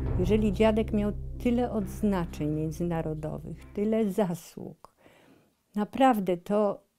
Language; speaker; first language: Polish; native; Polish